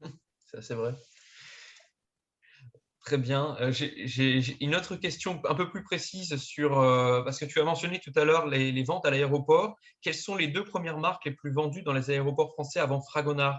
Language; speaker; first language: French; native; French